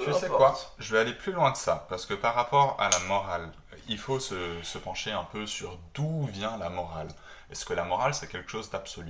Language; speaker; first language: French; native; French